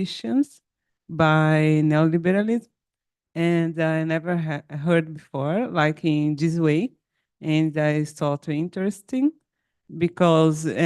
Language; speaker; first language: English; non-native, learner; Portuguese